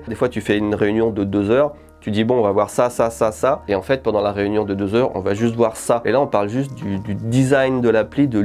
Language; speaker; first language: French; native; French